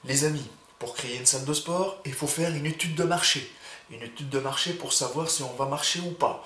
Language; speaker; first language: French; native; French